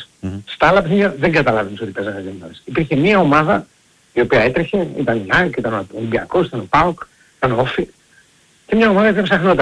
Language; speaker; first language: Greek; native; Greek